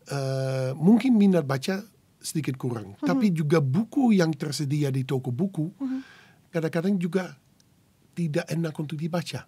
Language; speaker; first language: Indonesian; non-native, fluent; Dutch